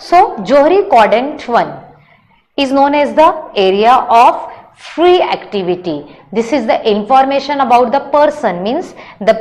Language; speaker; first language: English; non-native, local second language; Hindi